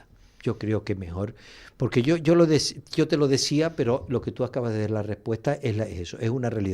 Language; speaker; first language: Spanish; native; Spanish